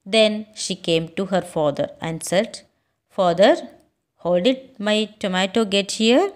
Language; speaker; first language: English; non-native, local second language; Telugu